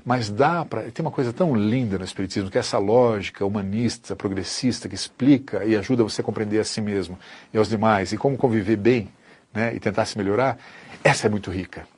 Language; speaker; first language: Portuguese; native; Portuguese